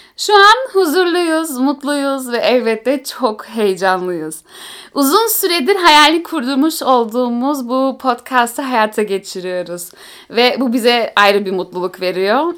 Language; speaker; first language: Turkish; early bilingual, heritage; Turkish